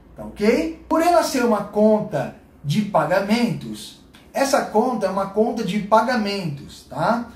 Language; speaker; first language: Portuguese; native; Portuguese